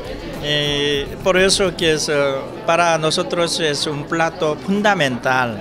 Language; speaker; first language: Spanish; non-native, learner; Korean